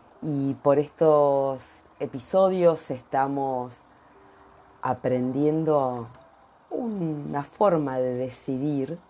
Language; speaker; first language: Spanish; native; Spanish